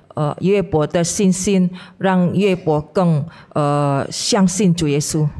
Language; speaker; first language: Chinese; non-native, fluent; Indonesian